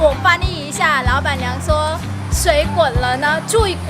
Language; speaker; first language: Chinese; non-native, fluent; Vietnamese